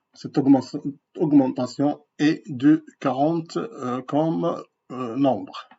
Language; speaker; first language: French; non-native, local second language; Arabic